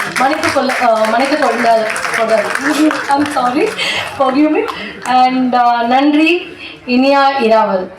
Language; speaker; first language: Tamil; non-native, learner; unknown